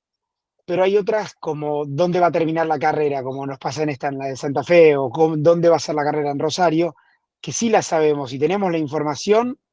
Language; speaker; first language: Spanish; native; Spanish